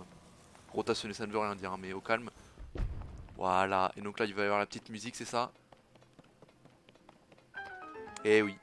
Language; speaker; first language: French; native; French